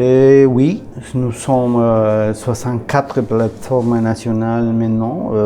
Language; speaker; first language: French; non-native, learner; Spanish